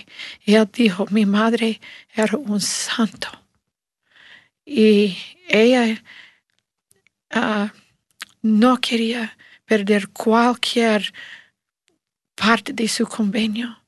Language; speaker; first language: Spanish; non-native, learner; English